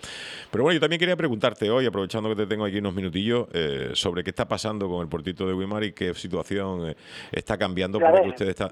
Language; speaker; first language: Spanish; native; Spanish